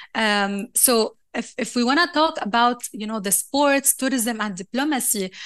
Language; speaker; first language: English; non-native, fluent; Arabic